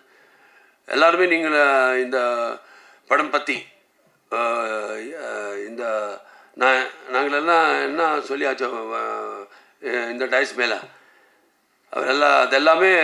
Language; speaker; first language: Tamil; non-native, local second language; Telugu